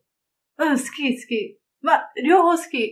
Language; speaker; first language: Japanese; non-native, learner; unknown